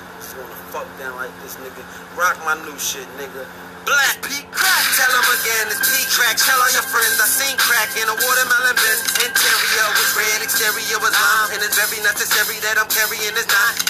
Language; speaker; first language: English; native; English